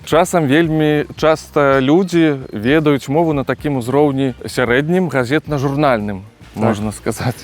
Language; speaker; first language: Belarusian; native; Belarusian